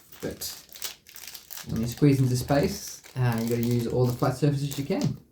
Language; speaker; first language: English; native; English